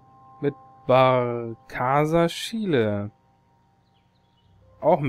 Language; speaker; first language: German; native; German